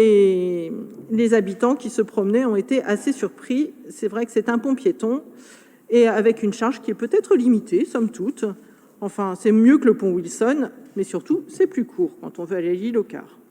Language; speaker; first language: French; native; French